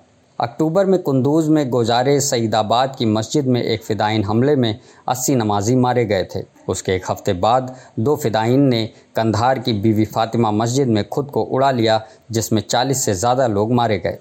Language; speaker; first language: Hindi; native; Hindi